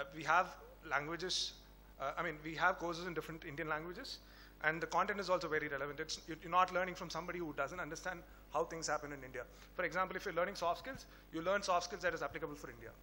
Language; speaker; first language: English; non-native, local second language; Tamil